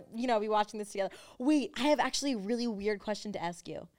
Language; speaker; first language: English; native; English